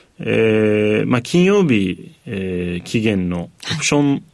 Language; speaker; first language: Japanese; non-native, fluent; Turkish